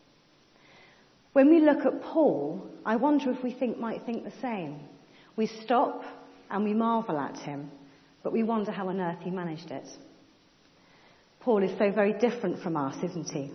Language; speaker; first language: English; native; English